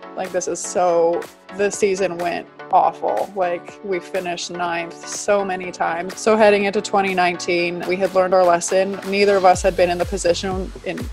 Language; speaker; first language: English; native; English